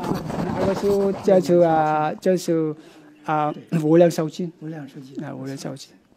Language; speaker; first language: Chinese; non-native, local second language; Vietnamese